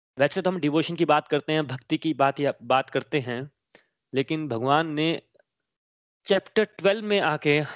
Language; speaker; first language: Hindi; native; Hindi